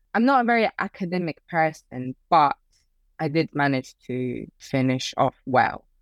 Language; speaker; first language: English; early bilingual, other home language; Persian